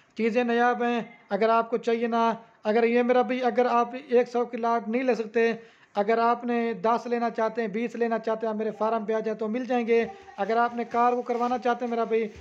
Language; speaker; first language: Urdu; non-native, local second language; Saraiki